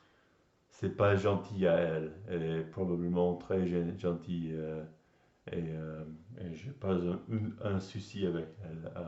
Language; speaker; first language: French; non-native, learner; English